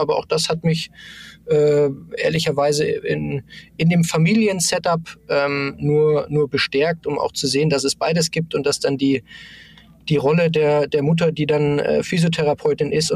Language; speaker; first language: German; native; German